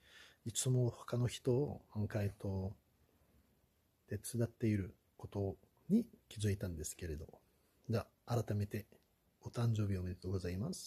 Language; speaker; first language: Japanese; non-native, fluent; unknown